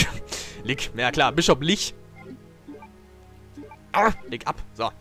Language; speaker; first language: German; native; German